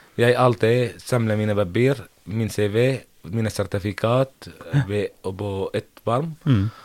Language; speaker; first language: Norwegian; non-native, learner; Arabic